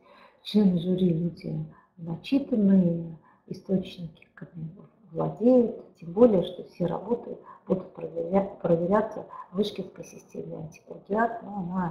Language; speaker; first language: Russian; native; Russian